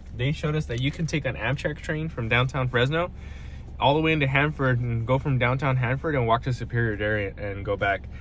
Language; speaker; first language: English; early bilingual, other home language; Spanish